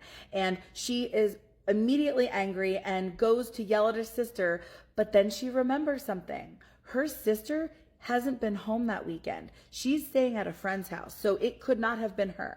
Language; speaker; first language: English; native; English